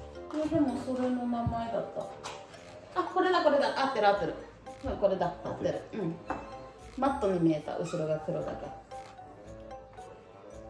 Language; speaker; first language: Japanese; native; Japanese